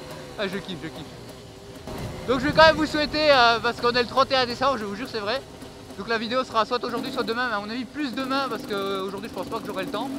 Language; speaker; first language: French; native; French